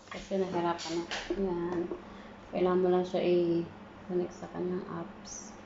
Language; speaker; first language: Filipino; non-native, local second language; Hiligaynon